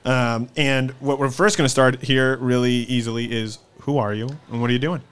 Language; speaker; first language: English; native; English